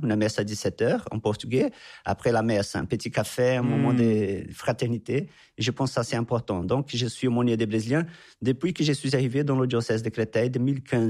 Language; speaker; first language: French; non-native, fluent; Portuguese